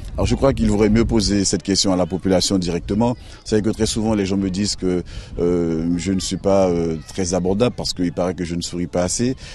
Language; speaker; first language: French; native; French